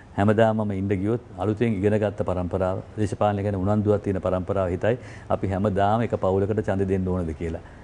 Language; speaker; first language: Sinhala; non-native, local second language; Tamil